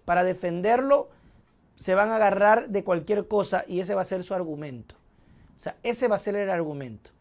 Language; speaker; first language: Spanish; native; Spanish